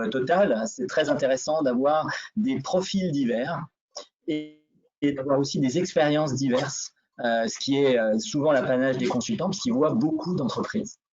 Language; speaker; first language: French; native; French